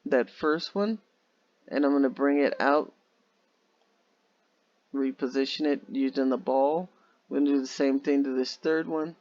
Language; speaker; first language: English; native; English